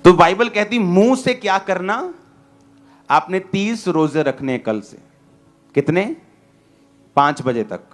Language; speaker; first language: Hindi; non-native, local second language; Punjabi